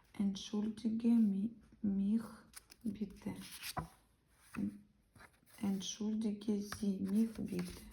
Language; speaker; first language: German; non-native, learner; Ukrainian